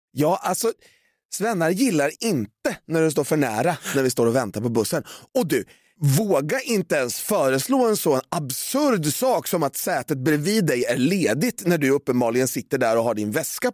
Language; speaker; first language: Swedish; native; Swedish